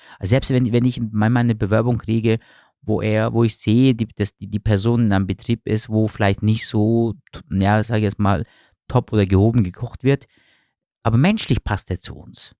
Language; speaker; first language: German; early bilingual, other home language; Turkish